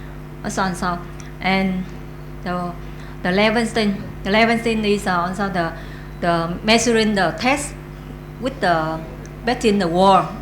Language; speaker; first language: English; non-native, learner; Vietnamese